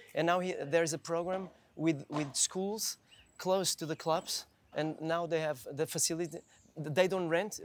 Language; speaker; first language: English; non-native, fluent; Portuguese